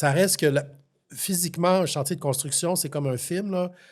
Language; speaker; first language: French; native; French